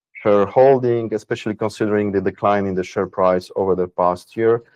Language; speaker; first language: English; non-native, fluent; Polish